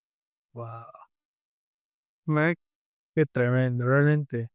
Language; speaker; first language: Spanish; native; Spanish